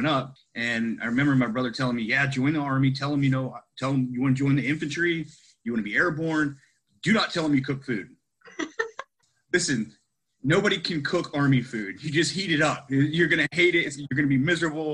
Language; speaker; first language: English; native; English